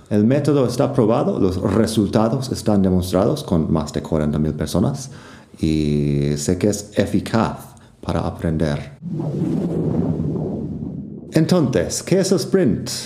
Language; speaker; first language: Spanish; non-native, fluent; English